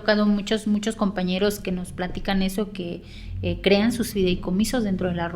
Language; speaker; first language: Spanish; native; Spanish